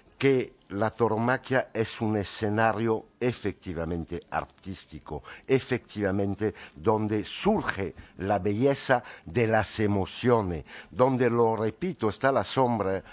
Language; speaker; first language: Spanish; non-native, fluent; French